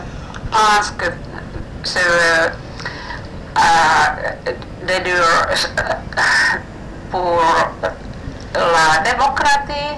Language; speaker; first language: French; non-native, learner; Finnish